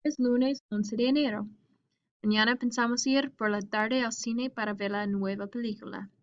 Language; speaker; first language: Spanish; non-native, fluent; English